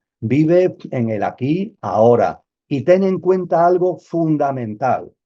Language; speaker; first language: Spanish; native; Spanish